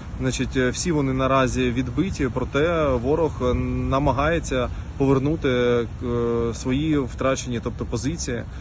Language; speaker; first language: Ukrainian; native; Ukrainian